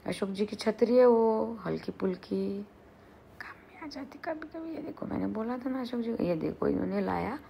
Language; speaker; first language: Hindi; non-native, local second language; Marathi